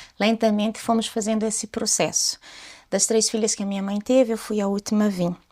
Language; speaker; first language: Portuguese; native; Portuguese